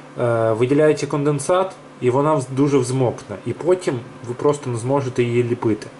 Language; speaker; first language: Ukrainian; native; Ukrainian